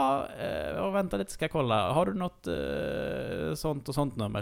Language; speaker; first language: Swedish; native; Swedish